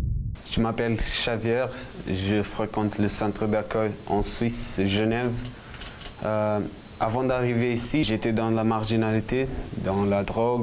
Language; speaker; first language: French; non-native, fluent; Portuguese